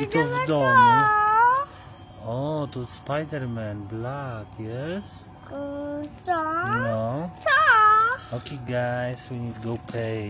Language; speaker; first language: English; non-native, learner; Polish